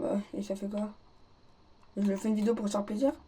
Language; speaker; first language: French; native; French